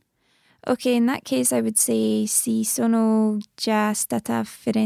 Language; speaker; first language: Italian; non-native, learner; English